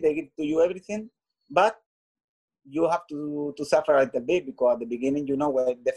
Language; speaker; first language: English; non-native, learner; Spanish